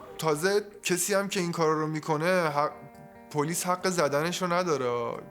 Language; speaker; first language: Persian; native; Persian